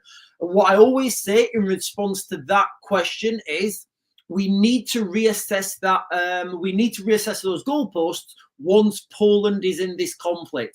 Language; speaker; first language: English; native; English